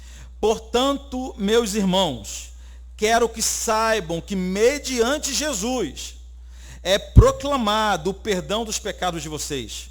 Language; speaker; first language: Portuguese; native; Portuguese